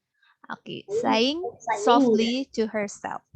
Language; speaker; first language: English; non-native, fluent; Indonesian